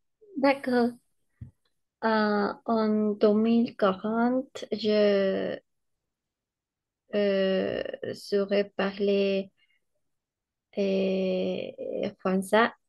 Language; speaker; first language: French; non-native, learner; Spanish